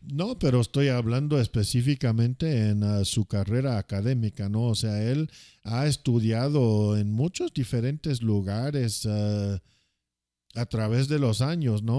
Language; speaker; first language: Spanish; non-native, fluent; English